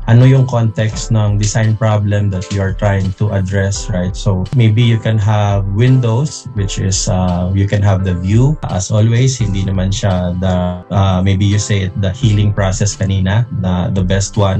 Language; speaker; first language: English; non-native, local second language; Hiligaynon